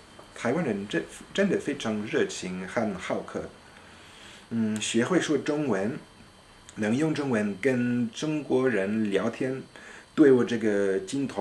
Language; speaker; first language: Chinese; non-native, fluent; French